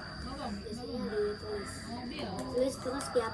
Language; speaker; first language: Indonesian; non-native, local second language; Sundanese